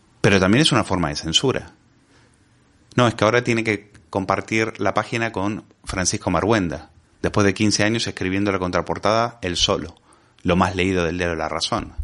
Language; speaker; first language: Spanish; native; Spanish